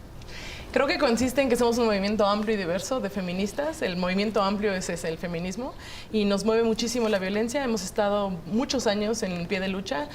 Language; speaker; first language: Spanish; native; Spanish